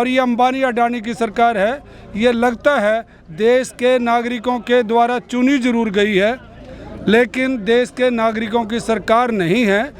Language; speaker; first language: Hindi; native; Hindi